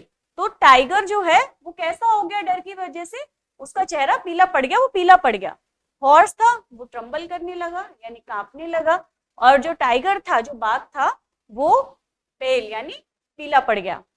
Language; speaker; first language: Hindi; native; Hindi